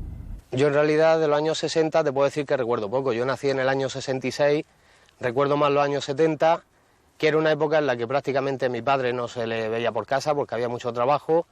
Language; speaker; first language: Spanish; native; Spanish